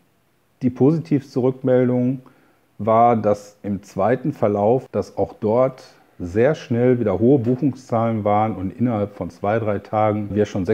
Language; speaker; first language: German; native; German